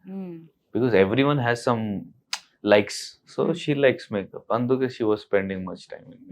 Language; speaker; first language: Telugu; non-native, learner; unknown